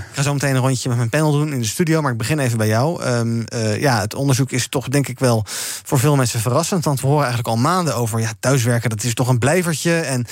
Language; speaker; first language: Dutch; native; Dutch